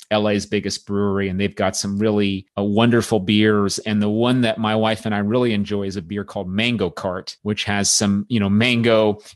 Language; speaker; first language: English; native; English